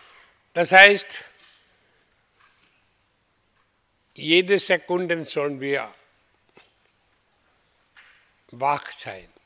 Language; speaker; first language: German; non-native, learner; Hindi